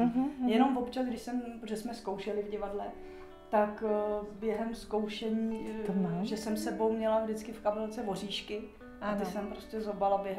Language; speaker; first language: Czech; native; Czech